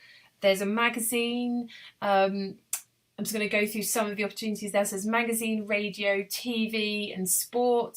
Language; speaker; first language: English; native; English